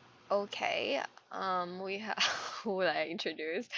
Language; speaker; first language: English; native; English